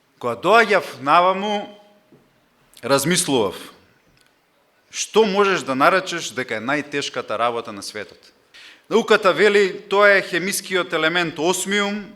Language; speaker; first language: Macedonian; native; Macedonian